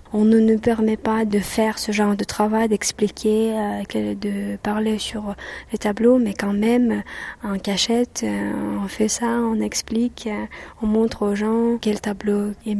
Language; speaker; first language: French; non-native, fluent; Russian